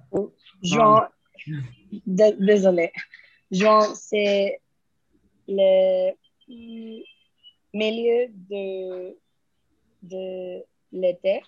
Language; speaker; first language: French; non-native, learner; Spanish